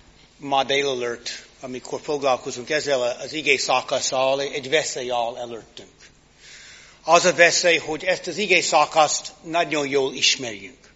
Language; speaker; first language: Hungarian; non-native, fluent; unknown